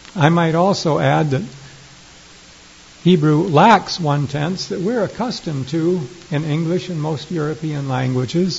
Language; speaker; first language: English; native; English